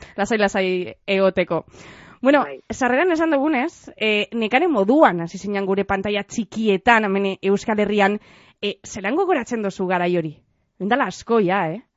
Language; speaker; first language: Basque; native; Basque